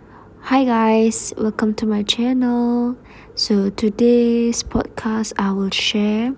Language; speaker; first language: English; non-native, learner; Malay